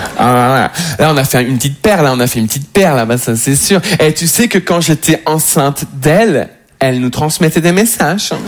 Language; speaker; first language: French; native; French